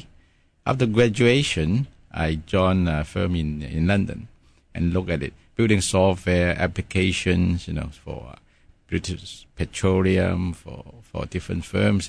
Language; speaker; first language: English; non-native, local second language; Cantonese